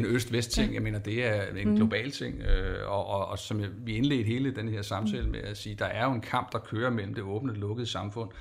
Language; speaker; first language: Danish; native; Danish